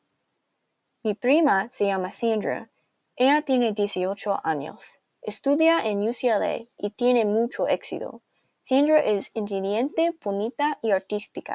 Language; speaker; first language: Spanish; non-native, learner; English